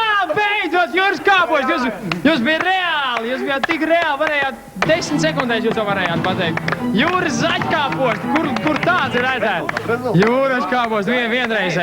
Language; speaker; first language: Latvian; native; Latvian